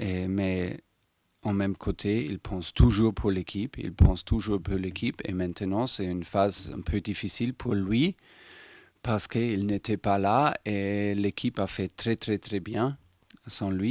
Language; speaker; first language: French; non-native, fluent; German